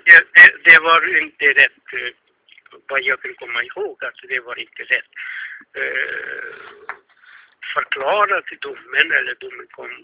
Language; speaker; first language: Swedish; non-native, fluent; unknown